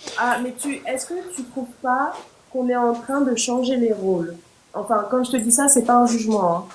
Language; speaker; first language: French; non-native, local second language; Haitian Creole